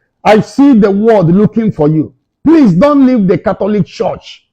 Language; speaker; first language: English; non-native, local second language; Igbo